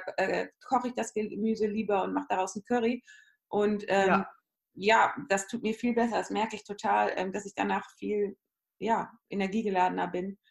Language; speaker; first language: German; native; German